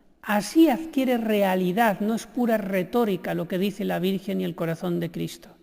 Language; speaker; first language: Spanish; native; Spanish